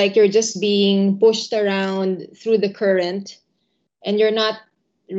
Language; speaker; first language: English; non-native, local second language; Filipino